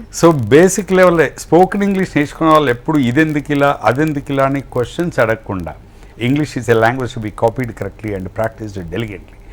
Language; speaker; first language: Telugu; native; Telugu